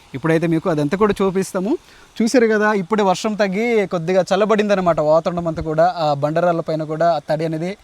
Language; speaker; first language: Telugu; non-native, local second language; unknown